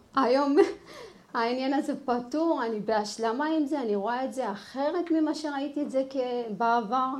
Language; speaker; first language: Hebrew; early bilingual, other home language; Amharic